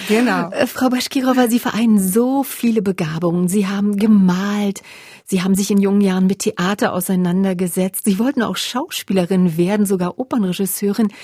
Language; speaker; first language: German; native; German